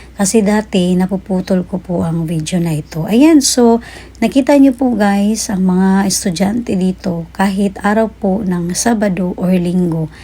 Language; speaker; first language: Filipino; native; Filipino